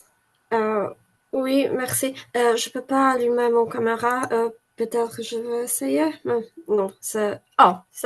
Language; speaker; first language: French; non-native, fluent; Polish